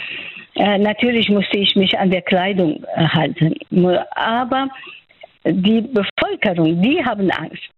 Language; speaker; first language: German; non-native, fluent; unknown